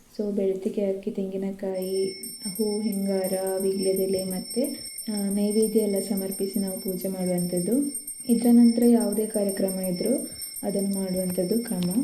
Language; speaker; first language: Kannada; non-native, local second language; Tulu